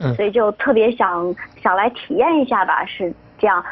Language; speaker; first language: Chinese; native; Chinese